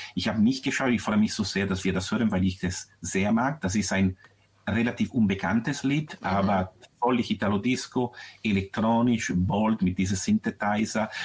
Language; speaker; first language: German; non-native, fluent; Italian